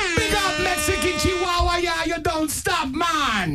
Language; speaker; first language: English; early bilingual, other home language; Spanish